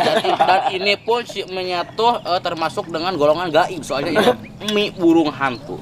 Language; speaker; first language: Indonesian; non-native, local second language; Sundanese